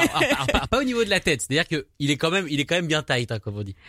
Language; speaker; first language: French; native; French